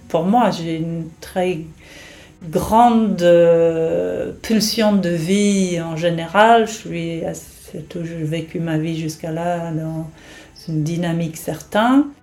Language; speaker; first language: French; non-native, fluent; English